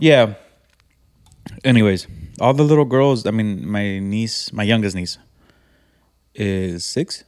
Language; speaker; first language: English; native; English